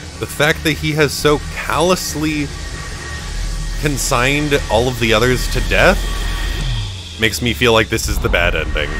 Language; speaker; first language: English; native; English